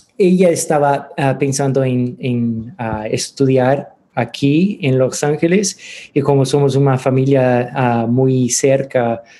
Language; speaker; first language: Spanish; non-native, learner; English